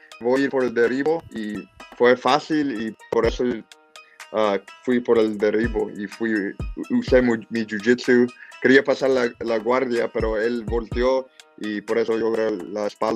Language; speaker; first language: Spanish; early bilingual, heritage; English